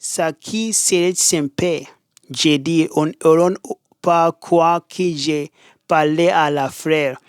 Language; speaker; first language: French; non-native, learner; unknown